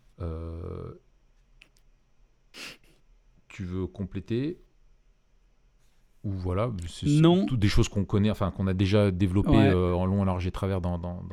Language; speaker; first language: French; native; French